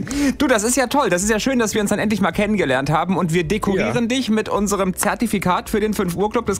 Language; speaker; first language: German; native; German